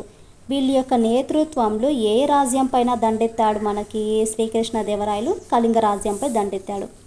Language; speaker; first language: Telugu; native; Telugu